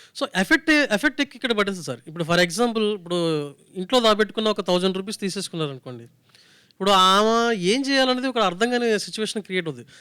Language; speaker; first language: Telugu; native; Telugu